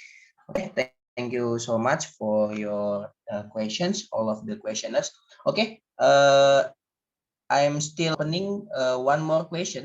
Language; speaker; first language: English; non-native, learner; Indonesian